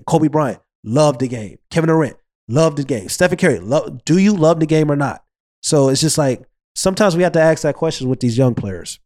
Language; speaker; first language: English; native; English